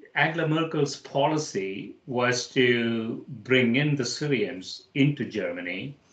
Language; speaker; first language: English; non-native, local second language; Malayalam